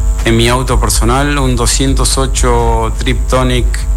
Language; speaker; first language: Spanish; native; Spanish